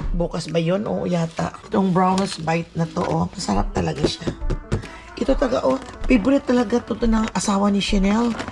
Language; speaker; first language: Filipino; non-native, local second language; Cebuano